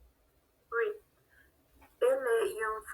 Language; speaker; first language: French; non-native, learner; Spanish